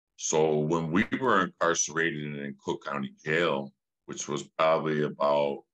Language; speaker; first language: English; native; English